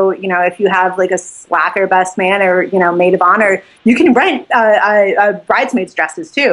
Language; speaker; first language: English; native; English